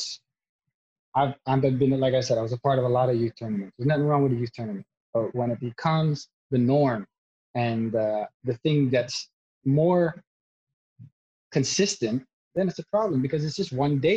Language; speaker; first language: English; native; English